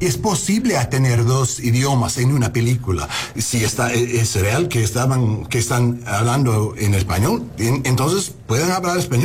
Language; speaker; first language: Spanish; early bilingual, heritage; Spanish